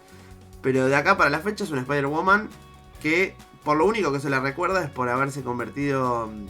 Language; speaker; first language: Spanish; native; Spanish